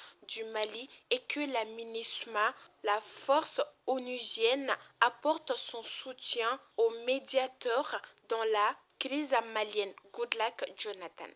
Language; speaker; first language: French; non-native, local second language; Bambara